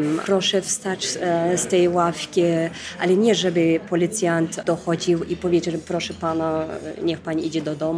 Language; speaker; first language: Polish; non-native, fluent; German